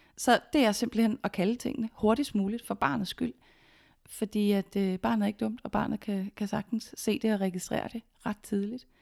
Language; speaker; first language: Danish; native; Danish